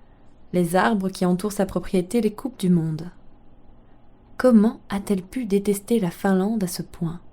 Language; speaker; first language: French; native; French